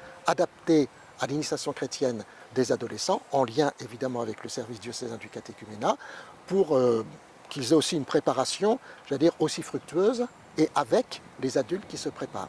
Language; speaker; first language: French; native; French